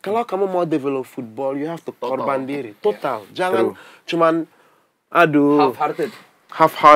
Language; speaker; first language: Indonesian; non-native, fluent; English